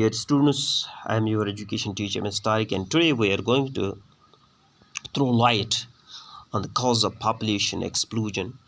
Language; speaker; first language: English; non-native, local second language; Urdu